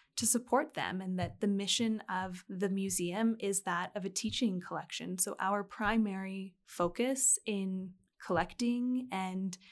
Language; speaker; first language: English; native; English